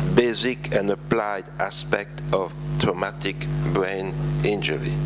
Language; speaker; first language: English; non-native, fluent; French